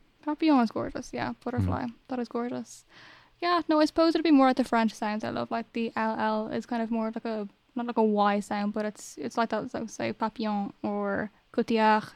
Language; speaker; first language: English; native; English